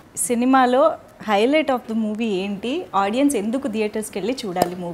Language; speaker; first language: Telugu; native; Telugu